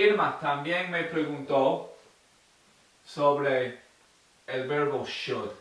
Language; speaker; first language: Spanish; non-native, learner; English